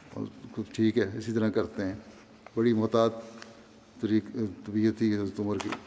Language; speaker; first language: Urdu; native; Urdu